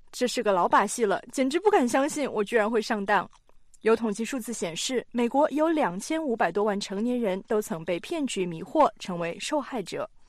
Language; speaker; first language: Chinese; native; Chinese